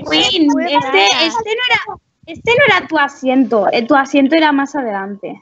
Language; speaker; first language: Spanish; native; Spanish